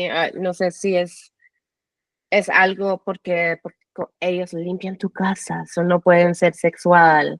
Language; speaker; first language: Spanish; early bilingual, heritage; English